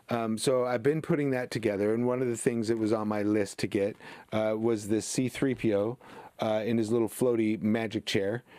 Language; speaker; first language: English; native; English